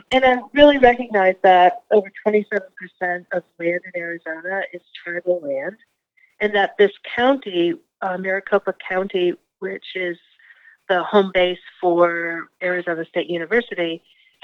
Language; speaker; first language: English; native; English